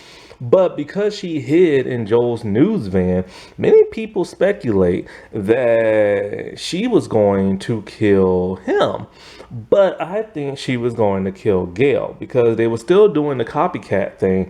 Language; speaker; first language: English; native; English